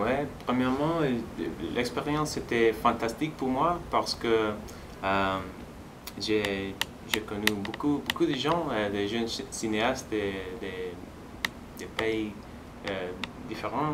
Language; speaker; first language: French; non-native, fluent; Spanish